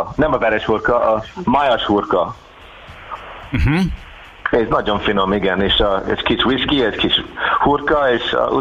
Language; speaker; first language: Hungarian; non-native, learner; English